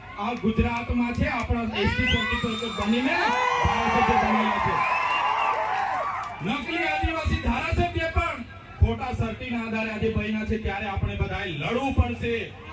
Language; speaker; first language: Gujarati; non-native, local second language; Vasavi